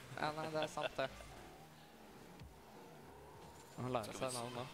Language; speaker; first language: Norwegian; native; Norwegian